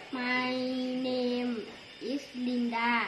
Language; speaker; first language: English; non-native, learner; Thai